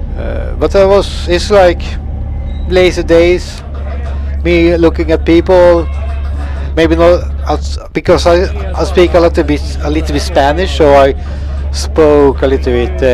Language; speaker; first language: English; non-native, fluent; Swedish